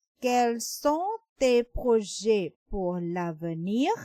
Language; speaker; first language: French; non-native, fluent; Thai